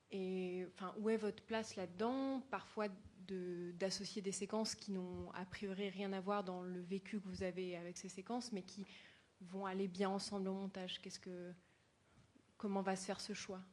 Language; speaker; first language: French; native; French